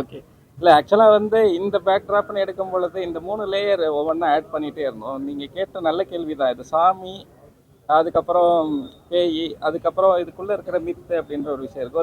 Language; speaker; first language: Tamil; native; Tamil